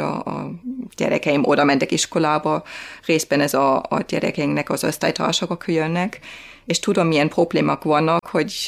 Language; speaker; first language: Hungarian; non-native, fluent; German